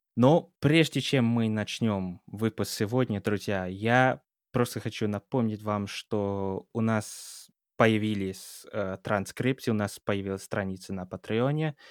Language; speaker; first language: Russian; non-native, fluent; English